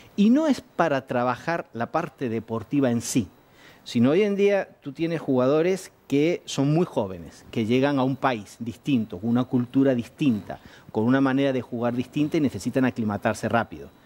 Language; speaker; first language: Spanish; native; Spanish